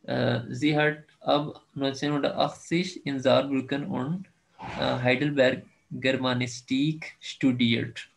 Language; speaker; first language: German; non-native, fluent; Urdu